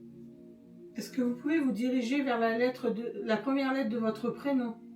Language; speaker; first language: French; native; French